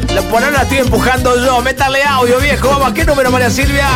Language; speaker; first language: Spanish; native; Spanish